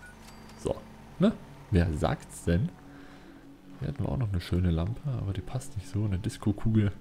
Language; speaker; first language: German; native; German